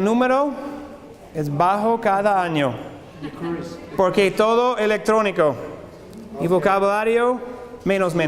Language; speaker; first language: Spanish; non-native, learner; English